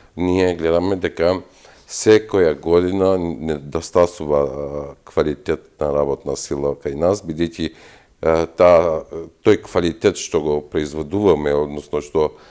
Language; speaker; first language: Macedonian; non-native, local second language; Albanian